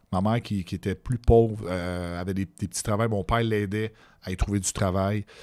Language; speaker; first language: French; native; French